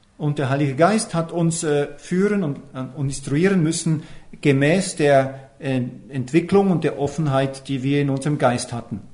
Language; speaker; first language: German; native; German